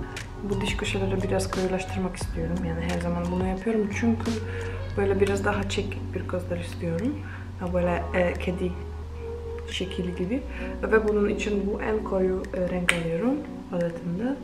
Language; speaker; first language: Turkish; non-native, fluent; Polish